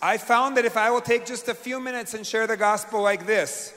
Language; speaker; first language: English; native; English